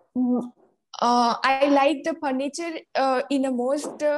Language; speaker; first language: English; non-native, local second language; Gujarati